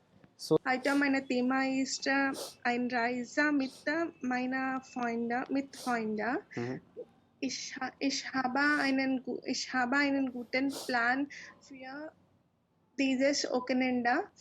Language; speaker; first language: German; non-native, learner; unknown